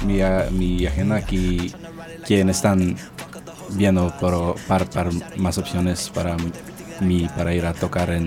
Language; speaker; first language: Spanish; early bilingual, heritage; Spanish